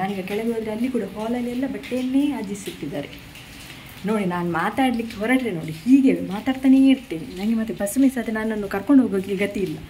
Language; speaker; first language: Kannada; non-native, local second language; Tulu